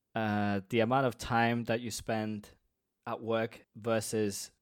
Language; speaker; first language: English; non-native, fluent; Spanish